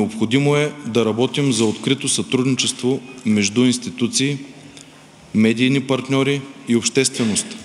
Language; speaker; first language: Bulgarian; native; Bulgarian